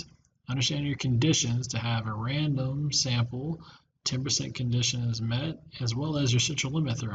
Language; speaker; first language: English; native; English